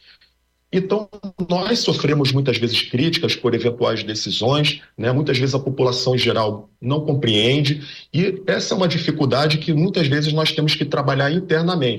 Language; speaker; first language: Portuguese; native; Portuguese